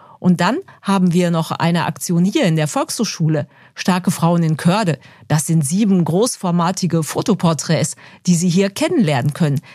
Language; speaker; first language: German; native; German